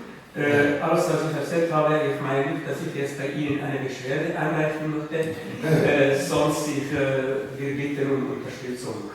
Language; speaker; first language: German; non-native, fluent; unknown